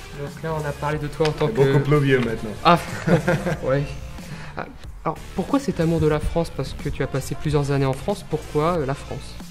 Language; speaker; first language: French; native; French